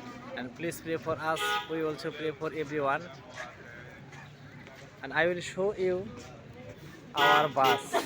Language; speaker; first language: English; non-native, learner; Bangla